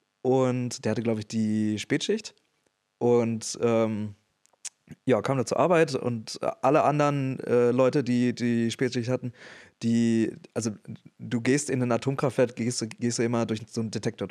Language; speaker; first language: German; native; German